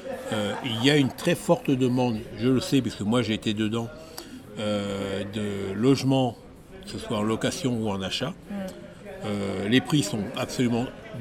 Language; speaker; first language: French; native; French